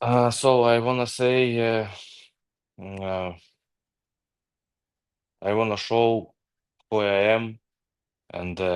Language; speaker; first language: English; non-native, learner; Ukrainian